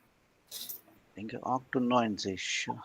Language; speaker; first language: German; non-native, learner; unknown